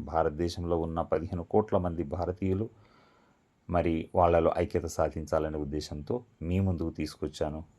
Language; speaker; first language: Telugu; non-native, local second language; Lambadi